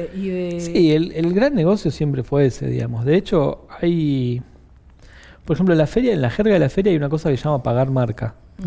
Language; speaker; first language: Spanish; native; Spanish